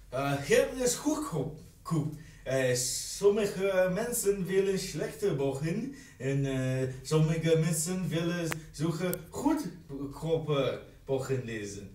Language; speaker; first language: Dutch; non-native, learner; English